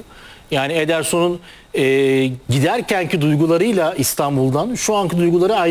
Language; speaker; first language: Turkish; native; Turkish